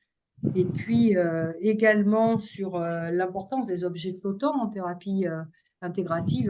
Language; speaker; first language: French; native; French